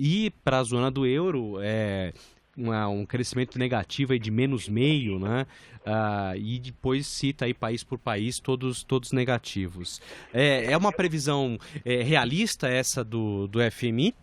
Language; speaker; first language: Portuguese; native; Portuguese